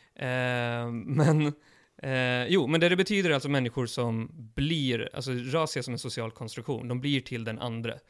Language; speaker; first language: Swedish; early bilingual, other home language; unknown